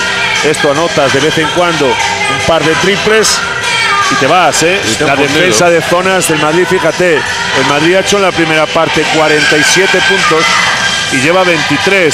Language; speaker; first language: Spanish; native; Spanish